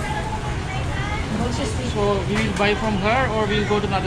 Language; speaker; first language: English; non-native, learner; Sinhala